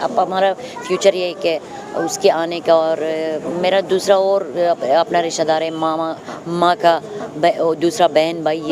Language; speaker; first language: Hindi; non-native, fluent; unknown